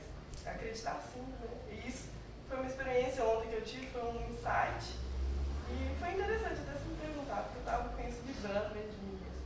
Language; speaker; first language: Portuguese; native; Portuguese